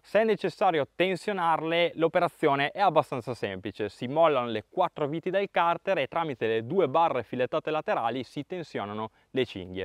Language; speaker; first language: Italian; native; Italian